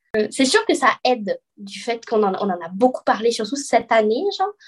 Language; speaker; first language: French; native; French